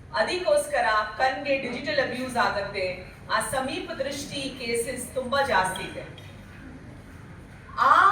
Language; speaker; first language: Kannada; non-native, learner; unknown